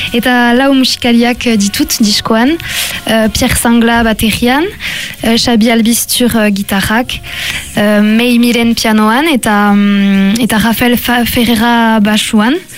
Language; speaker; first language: Basque; non-native, local second language; French